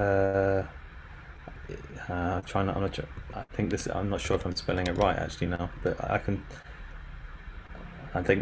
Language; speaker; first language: English; native; English